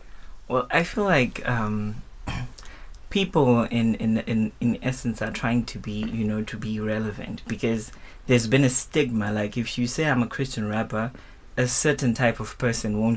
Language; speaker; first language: English; non-native, local second language; Shona